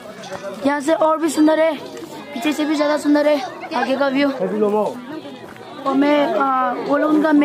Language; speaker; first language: Hindi; non-native, local second language; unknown